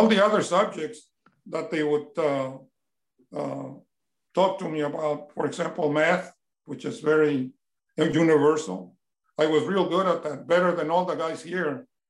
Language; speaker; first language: English; non-native, fluent; Spanish